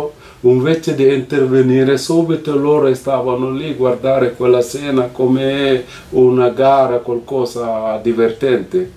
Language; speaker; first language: Italian; non-native, fluent; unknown